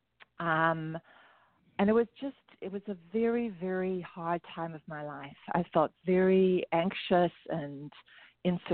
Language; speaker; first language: English; native; English